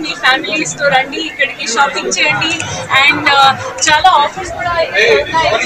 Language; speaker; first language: Telugu; non-native, learner; Hindi